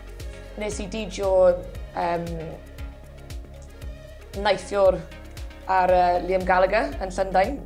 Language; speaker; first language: Welsh; non-native, learner; English